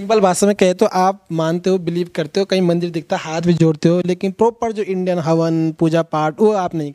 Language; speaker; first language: Hindi; native; Hindi